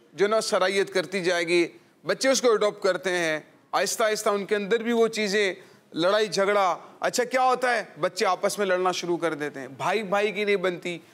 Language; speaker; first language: Urdu; native; Urdu